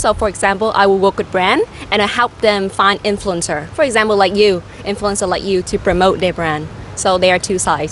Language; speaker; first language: English; non-native, fluent; Slovak